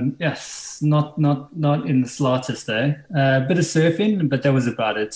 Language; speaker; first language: English; native; English